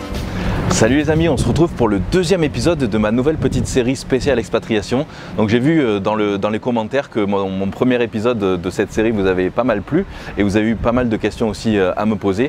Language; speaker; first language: French; native; French